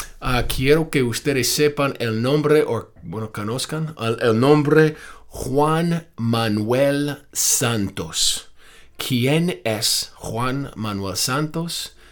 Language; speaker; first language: Spanish; non-native, fluent; English